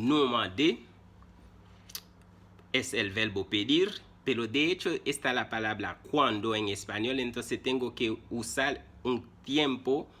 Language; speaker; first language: Spanish; non-native, fluent; Haitian Creole